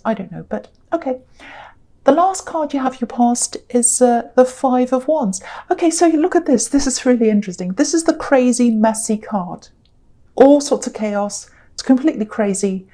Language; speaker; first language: English; native; English